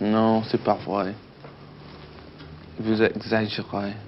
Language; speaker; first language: French; non-native, learner; English